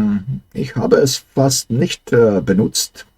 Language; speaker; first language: German; non-native, learner; Slovak